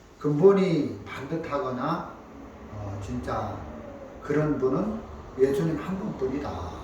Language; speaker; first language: Korean; native; Korean